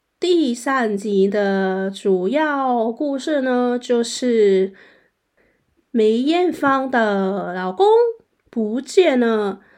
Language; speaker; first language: Chinese; non-native, local second language; Cantonese